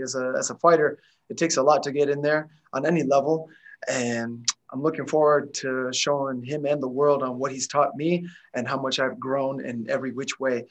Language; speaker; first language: English; early bilingual, other home language; Spanish